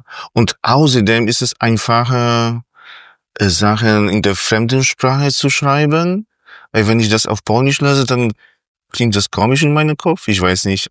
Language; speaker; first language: German; non-native, fluent; Polish